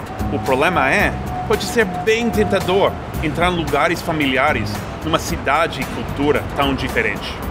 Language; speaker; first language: Portuguese; non-native, fluent; English